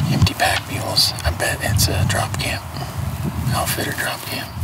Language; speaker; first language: English; native; English